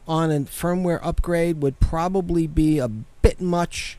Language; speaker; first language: English; native; English